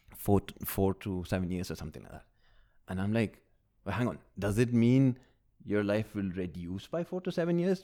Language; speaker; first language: English; early bilingual, other home language; Malayalam